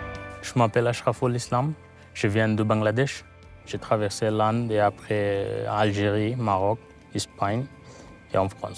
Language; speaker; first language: French; non-native, learner; Bangla